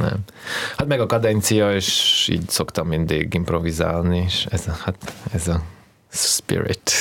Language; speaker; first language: Hungarian; non-native, fluent; Russian